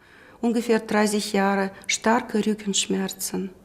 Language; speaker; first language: German; non-native, learner; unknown